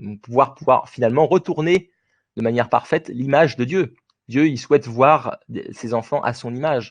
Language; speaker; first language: French; native; French